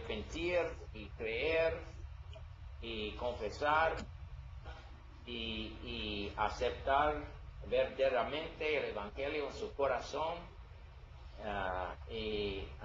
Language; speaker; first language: Spanish; non-native, learner; English